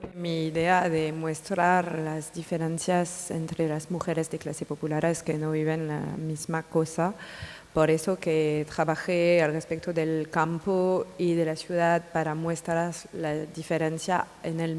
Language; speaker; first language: Spanish; non-native, learner; French